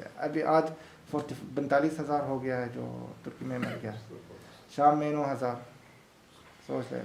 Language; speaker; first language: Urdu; non-native, learner; Arabic